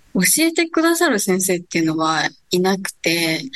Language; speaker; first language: Japanese; native; Japanese